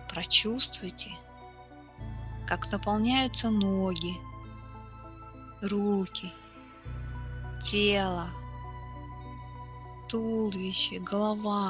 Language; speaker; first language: Russian; native; Russian